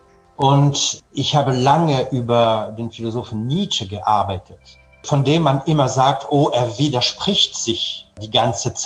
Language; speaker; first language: German; non-native, fluent; French